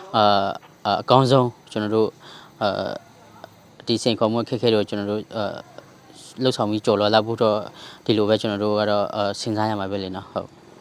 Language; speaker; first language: Burmese; non-native, local second language; S'gaw Karen